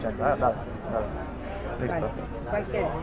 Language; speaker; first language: Spanish; non-native, fluent; English